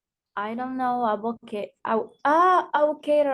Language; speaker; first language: English; non-native, learner; Spanish